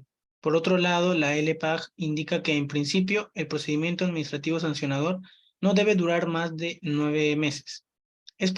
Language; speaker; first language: Spanish; native; Spanish